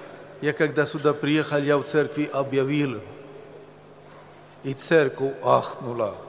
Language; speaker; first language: Russian; non-native, local second language; Romany